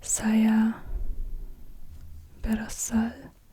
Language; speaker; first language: Indonesian; non-native, learner; German